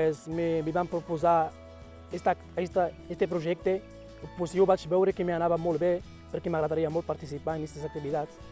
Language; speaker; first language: Catalan; early bilingual, other home language; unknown